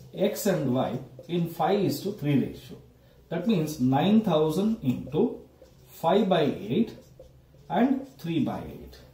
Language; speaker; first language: English; non-native, local second language; Kannada